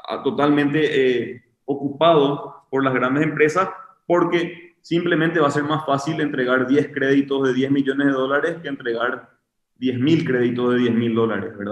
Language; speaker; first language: Spanish; native; Spanish